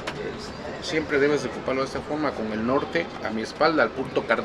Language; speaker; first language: Spanish; native; Spanish